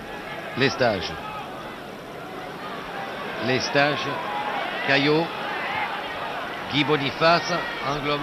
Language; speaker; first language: French; native; French